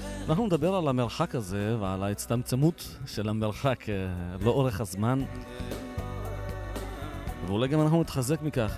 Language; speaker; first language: Hebrew; native; Hebrew